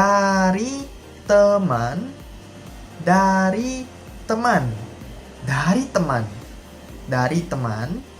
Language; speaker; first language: Indonesian; non-native, fluent; Korean